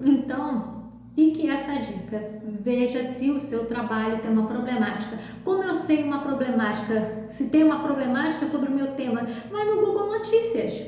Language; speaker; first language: Portuguese; native; Portuguese